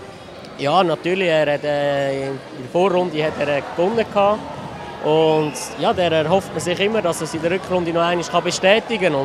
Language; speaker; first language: German; native; German